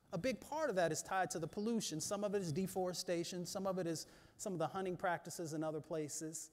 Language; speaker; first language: English; native; English